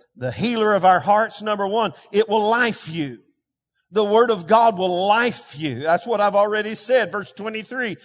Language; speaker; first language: English; native; English